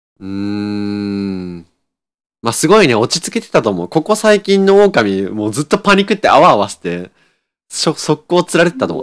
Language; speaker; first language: Japanese; native; Japanese